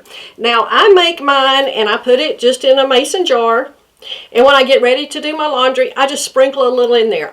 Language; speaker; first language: English; native; English